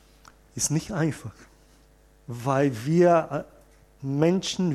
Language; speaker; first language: German; non-native, fluent; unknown